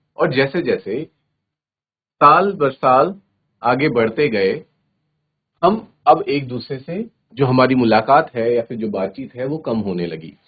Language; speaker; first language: Hindi; native; Hindi